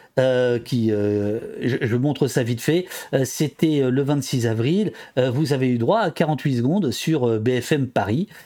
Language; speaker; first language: French; native; French